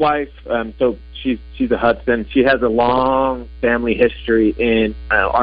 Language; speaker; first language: English; non-native, fluent; Dutch